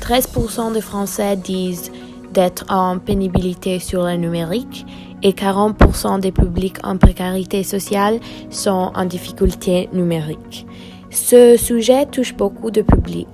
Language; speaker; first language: French; non-native, fluent; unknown